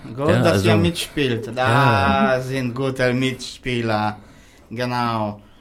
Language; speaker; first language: German; non-native, fluent; Russian